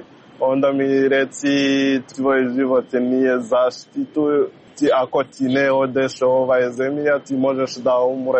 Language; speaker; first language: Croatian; non-native, learner; Rundi